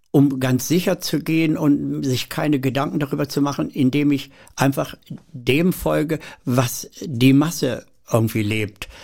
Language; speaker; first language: German; native; German